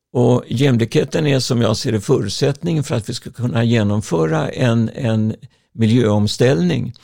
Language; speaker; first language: Swedish; native; Swedish